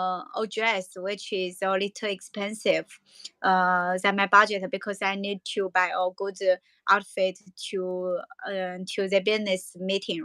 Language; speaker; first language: English; non-native, learner; Chinese